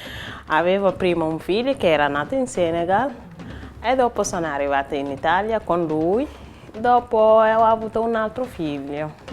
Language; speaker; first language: Italian; non-native, fluent; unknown